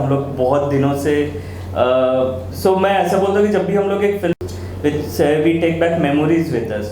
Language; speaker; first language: Hindi; native; Hindi